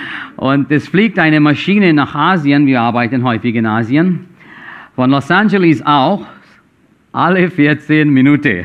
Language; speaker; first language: German; non-native, fluent; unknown